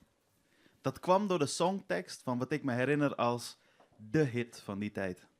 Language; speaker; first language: Dutch; early bilingual, other home language; Persian